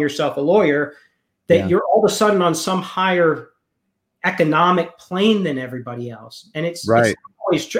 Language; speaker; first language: English; native; English